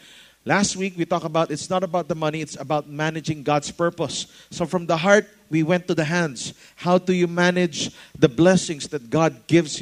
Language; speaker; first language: English; non-native, local second language; Filipino